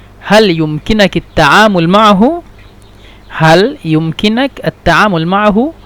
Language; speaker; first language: Egyptian Arabic; non-native, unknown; Bangla